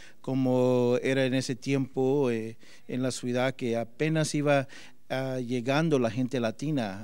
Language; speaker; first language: Spanish; early bilingual, heritage; Spanish